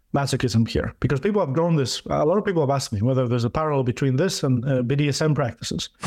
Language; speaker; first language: English; non-native, fluent; Greek